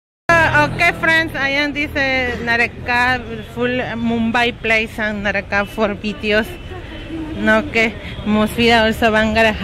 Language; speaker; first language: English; non-native, learner; Spanish